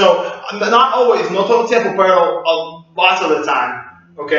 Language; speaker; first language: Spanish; non-native, learner; English